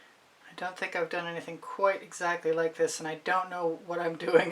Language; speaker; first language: English; native; English